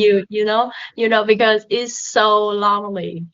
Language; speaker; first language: English; non-native, learner; Vietnamese